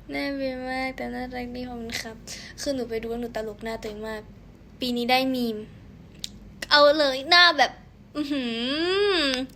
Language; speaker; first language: Thai; native; Thai